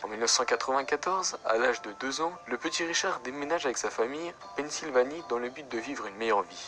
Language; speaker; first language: French; native; French